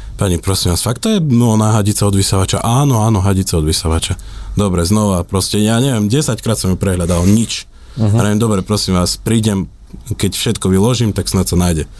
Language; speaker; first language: Slovak; native; Slovak